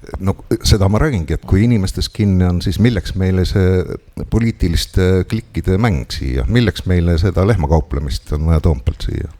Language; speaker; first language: Estonian; native; Estonian